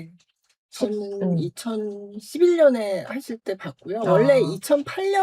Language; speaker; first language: Korean; native; Korean